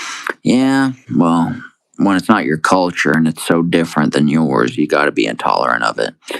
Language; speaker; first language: English; native; English